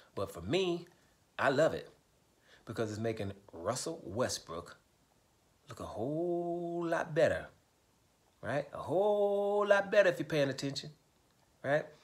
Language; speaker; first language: English; native; English